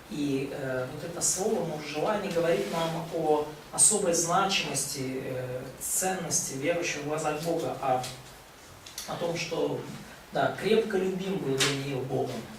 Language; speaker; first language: Russian; native; Russian